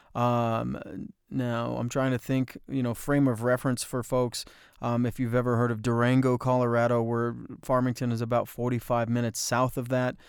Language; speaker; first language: English; native; English